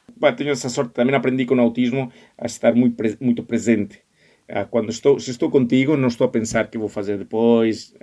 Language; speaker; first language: Portuguese; non-native, fluent; Spanish